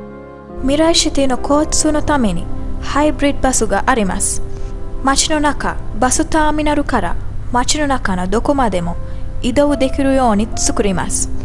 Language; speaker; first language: Japanese; non-native, learner; Sinhala